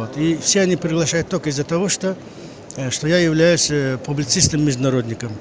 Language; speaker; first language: Russian; non-native, local second language; Kazakh